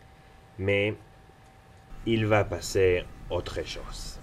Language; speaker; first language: French; non-native, learner; Spanish